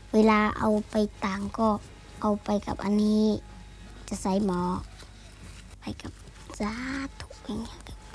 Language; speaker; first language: Thai; non-native, local second language; Shan